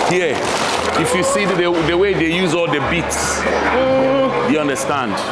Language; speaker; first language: English; non-native, local second language; Akan